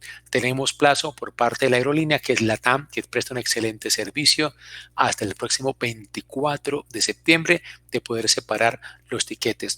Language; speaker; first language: Spanish; native; Spanish